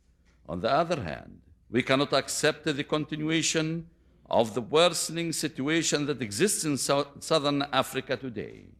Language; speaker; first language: English; non-native, fluent; Arabic